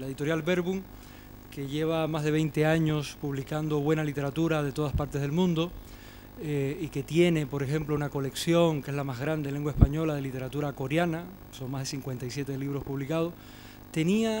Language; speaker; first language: Spanish; native; Spanish